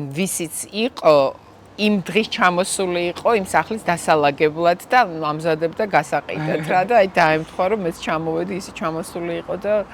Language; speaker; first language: Georgian; native; Georgian